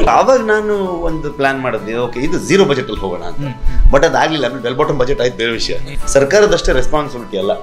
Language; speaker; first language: Kannada; native; Kannada